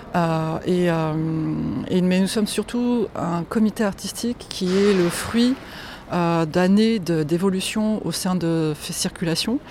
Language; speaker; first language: French; non-native, fluent; Polish